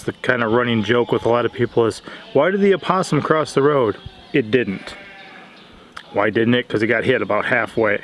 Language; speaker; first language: English; native; English